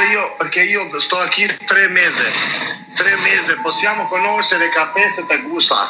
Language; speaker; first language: Italian; non-native, learner; Albanian